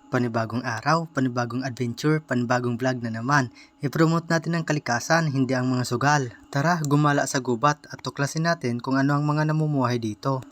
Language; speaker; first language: Filipino; non-native, local second language; Bikol